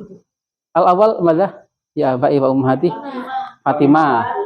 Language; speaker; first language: Arabic; non-native, fluent; Indonesian